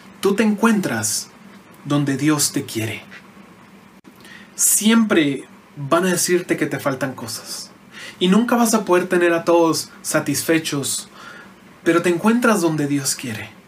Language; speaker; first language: Spanish; native; Spanish